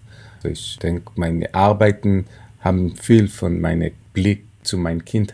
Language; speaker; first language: German; non-native, fluent; Hebrew